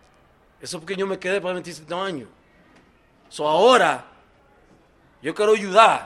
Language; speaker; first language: Spanish; early bilingual, heritage; Spanish